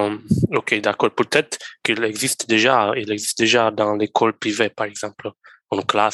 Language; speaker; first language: French; non-native, learner; Romanian